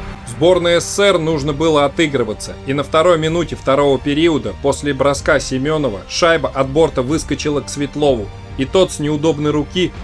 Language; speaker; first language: Russian; native; Russian